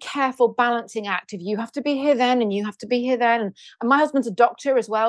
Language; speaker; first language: English; native; English